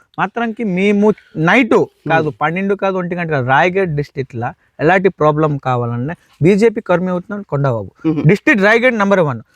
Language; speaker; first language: Telugu; non-native, local second language; Odia